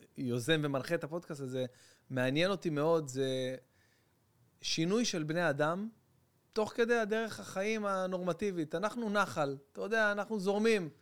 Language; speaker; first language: Hebrew; native; Hebrew